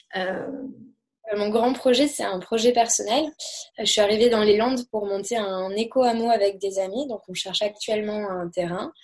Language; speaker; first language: French; native; French